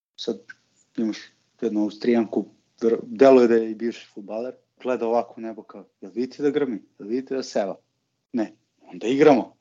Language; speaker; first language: Serbian; native; Serbian